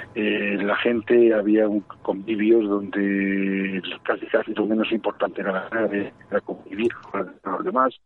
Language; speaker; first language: Spanish; native; Spanish